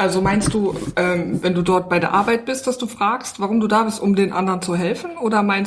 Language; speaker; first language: German; native; German